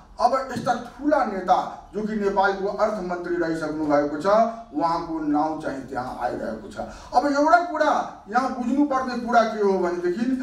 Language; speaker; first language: Nepali; non-native, local second language; Maithili